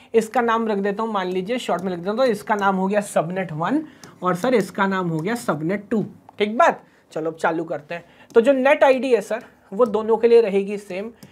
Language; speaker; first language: Hindi; native; Hindi